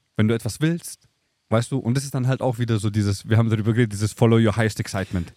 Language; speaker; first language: German; early bilingual, other home language; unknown